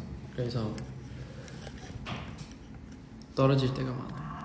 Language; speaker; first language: Korean; non-native, fluent; Chinese